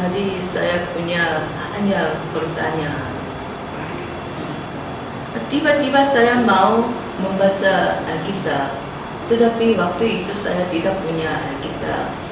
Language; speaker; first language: Indonesian; non-native, learner; Korean